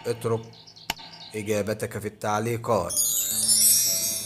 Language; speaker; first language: Arabic; native; Arabic